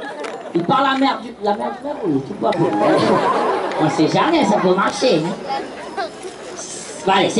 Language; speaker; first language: French; non-native, fluent; Portuguese